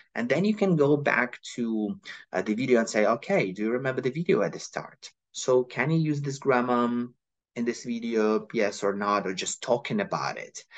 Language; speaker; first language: English; non-native, fluent; Ukrainian